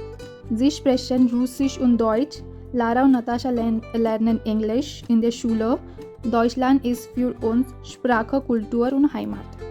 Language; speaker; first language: German; non-native, learner; Hindi